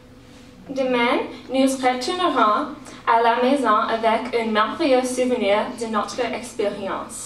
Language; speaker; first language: French; non-native, local second language; English